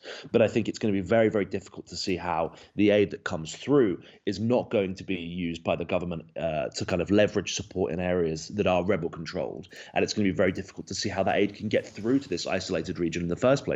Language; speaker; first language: English; native; English